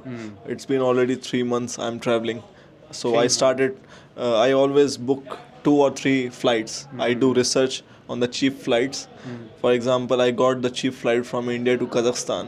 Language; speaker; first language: English; non-native, local second language; Hindi